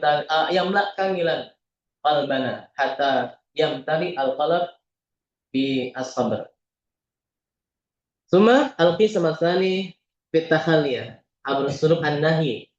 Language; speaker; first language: Arabic; non-native, fluent; Indonesian